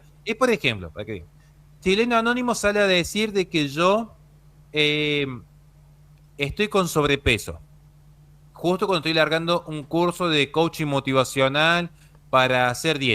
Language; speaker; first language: Spanish; native; Spanish